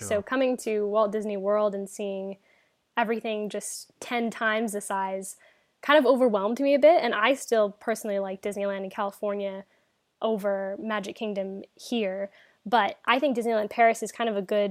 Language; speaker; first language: English; native; English